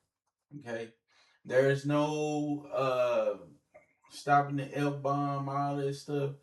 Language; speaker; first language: English; native; English